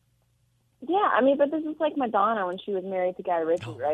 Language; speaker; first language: English; native; English